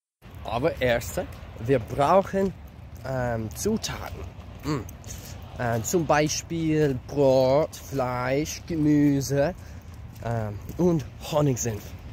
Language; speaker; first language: German; non-native, learner; English